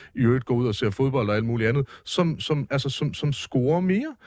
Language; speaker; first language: Danish; native; Danish